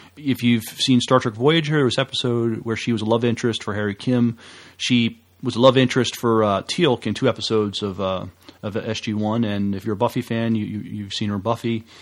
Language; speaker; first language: English; native; English